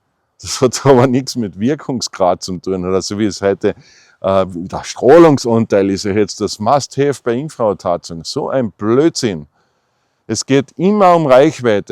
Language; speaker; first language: German; native; German